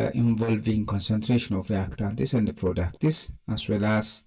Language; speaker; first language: English; non-native, local second language; Amharic